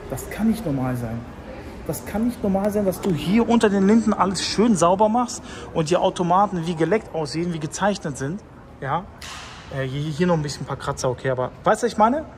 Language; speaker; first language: German; early bilingual, other home language; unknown